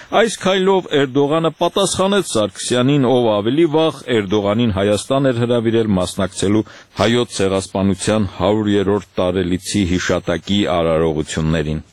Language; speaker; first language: Armenian; native; Armenian